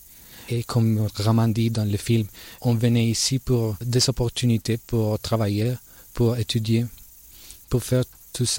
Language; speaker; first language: French; non-native, learner; Spanish